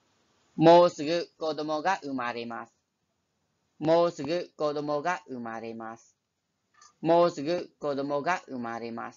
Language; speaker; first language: Japanese; non-native, fluent; Khmer